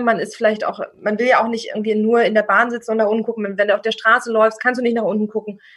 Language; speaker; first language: German; native; German